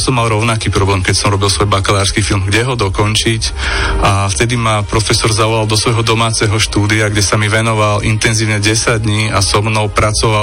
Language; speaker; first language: Slovak; native; Slovak